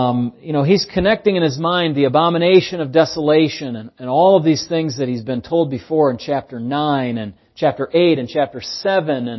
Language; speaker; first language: English; native; English